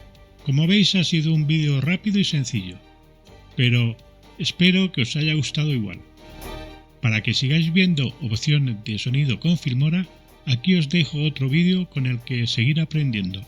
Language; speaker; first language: Spanish; native; Spanish